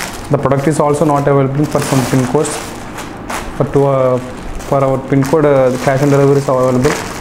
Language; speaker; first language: English; non-native, local second language; Telugu